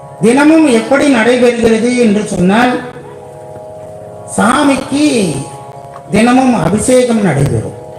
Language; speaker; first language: Tamil; native; Tamil